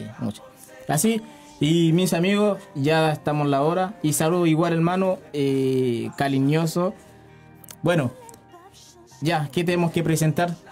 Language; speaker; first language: Spanish; non-native, learner; Haitian Creole